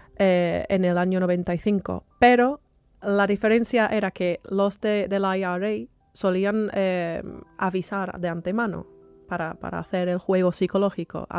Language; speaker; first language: Spanish; non-native, fluent; English